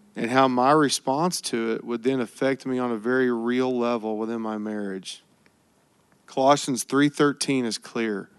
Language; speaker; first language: English; native; English